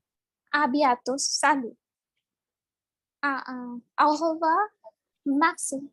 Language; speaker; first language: French; non-native, learner; Bangla